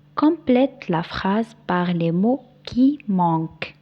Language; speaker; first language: French; non-native, local second language; Arabic